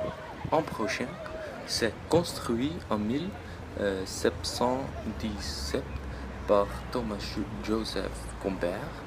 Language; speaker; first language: French; native; French